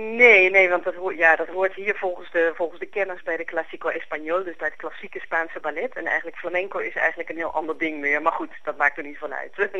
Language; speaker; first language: Dutch; native; Dutch